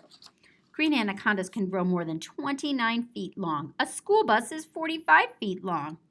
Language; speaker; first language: English; native; English